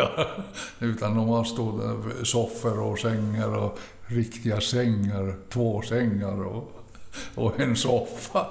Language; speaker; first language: Swedish; early bilingual, other home language; Finnish